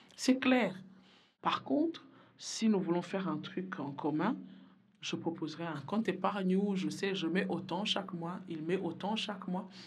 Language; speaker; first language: French; non-native, local second language; Rundi